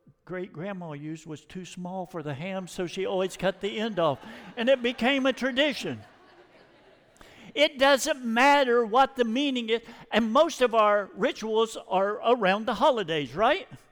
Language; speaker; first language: English; native; English